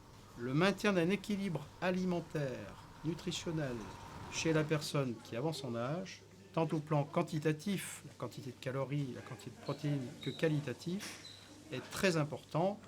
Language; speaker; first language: French; native; French